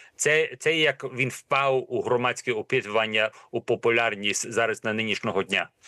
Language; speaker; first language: Ukrainian; early bilingual, heritage; Ukrainian